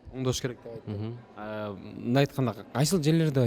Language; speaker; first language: Kyrgyz; native; Kyrgyz